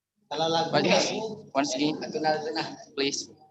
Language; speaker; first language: English; non-native, learner; Indonesian